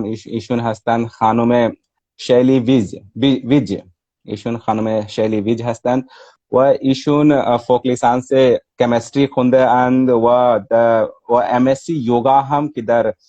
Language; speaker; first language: Persian; non-native, fluent; Hindi